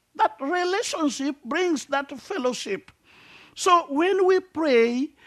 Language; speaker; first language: English; non-native, local second language; Luo (Kenya and Tanzania)